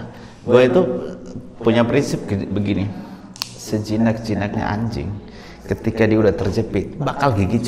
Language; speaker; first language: Indonesian; native; Indonesian